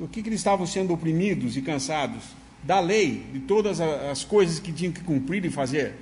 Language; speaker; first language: Portuguese; native; Portuguese